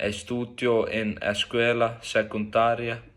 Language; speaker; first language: Spanish; non-native, learner; Icelandic